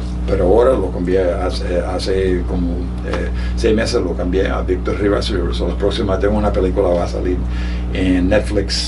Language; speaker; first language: Spanish; early bilingual, heritage; Spanish